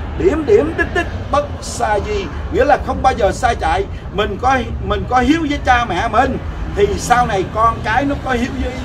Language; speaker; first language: Vietnamese; native; Vietnamese